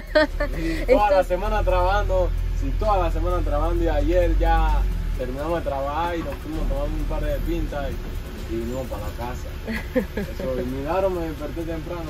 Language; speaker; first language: Spanish; native; Spanish